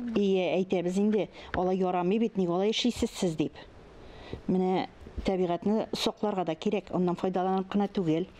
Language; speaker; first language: Tatar; native; Tatar